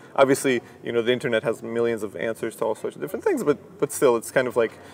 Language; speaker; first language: English; early bilingual, other home language; Russian